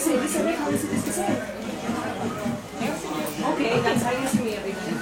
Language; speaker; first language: German; non-native, fluent; French